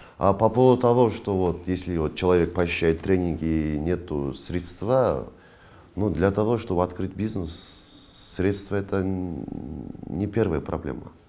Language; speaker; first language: Russian; non-native, local second language; Kazakh